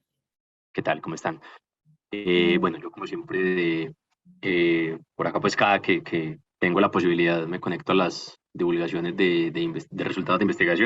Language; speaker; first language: Spanish; native; Spanish